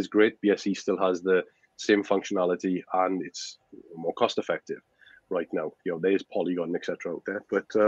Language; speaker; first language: English; native; English